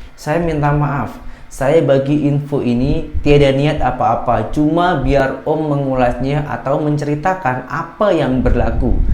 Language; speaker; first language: Indonesian; native; Indonesian